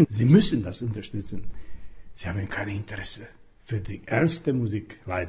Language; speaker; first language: German; non-native, fluent; Slovak